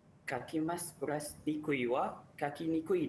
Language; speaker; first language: Japanese; non-native, learner; Malay